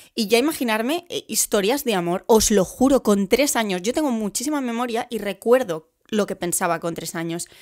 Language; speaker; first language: Spanish; native; Spanish